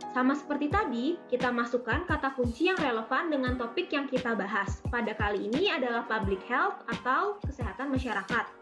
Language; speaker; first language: Indonesian; native; Indonesian